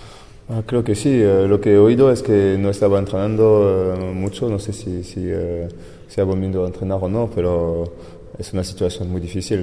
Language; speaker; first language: Spanish; non-native, fluent; French